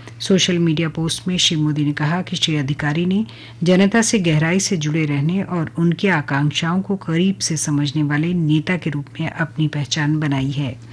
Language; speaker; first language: Hindi; native; Hindi